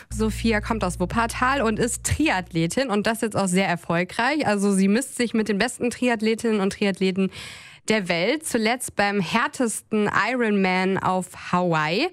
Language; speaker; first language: German; native; German